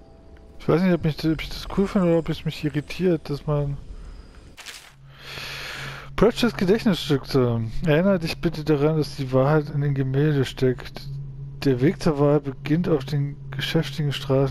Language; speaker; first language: German; native; German